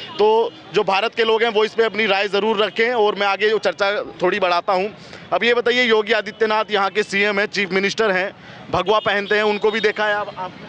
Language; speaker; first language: Hindi; native; Hindi